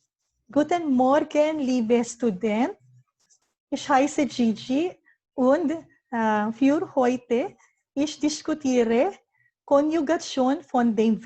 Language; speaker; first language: German; non-native, learner; Filipino